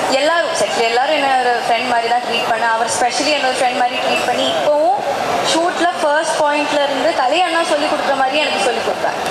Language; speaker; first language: Tamil; non-native, local second language; Malayalam